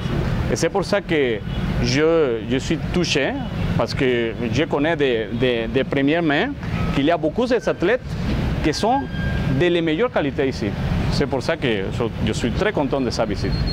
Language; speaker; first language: French; non-native, learner; Spanish